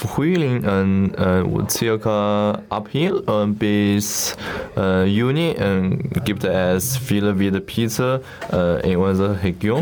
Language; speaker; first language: German; non-native, learner; Chinese